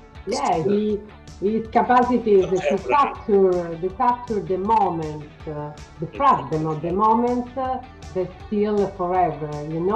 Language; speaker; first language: English; non-native, learner; Italian